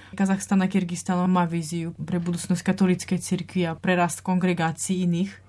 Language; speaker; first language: Slovak; non-native, fluent; Russian